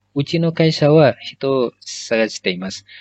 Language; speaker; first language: Japanese; non-native, fluent; Indonesian